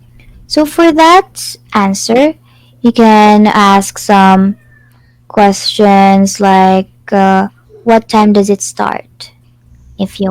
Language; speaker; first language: English; non-native, fluent; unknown